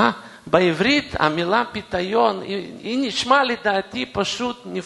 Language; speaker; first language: Hebrew; non-native, fluent; Russian